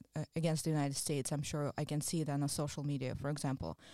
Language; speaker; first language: English; non-native, fluent; Russian